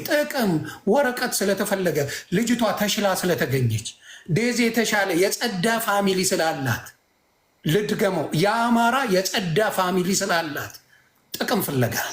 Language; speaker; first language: Amharic; non-native, local second language; Tigrinya